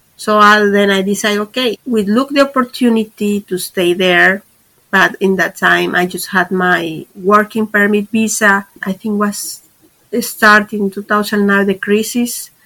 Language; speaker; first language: English; non-native, fluent; Spanish